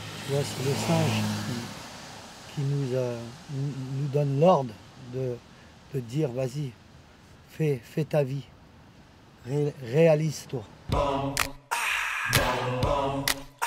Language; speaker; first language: French; native; French